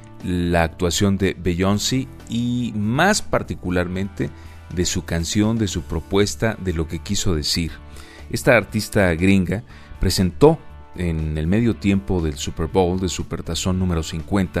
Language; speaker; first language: Spanish; native; Spanish